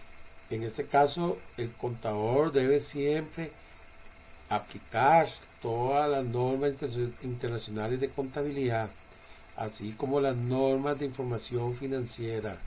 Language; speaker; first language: Spanish; native; Spanish